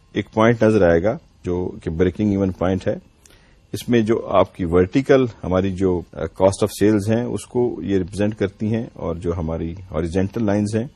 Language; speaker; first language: Urdu; non-native, local second language; Punjabi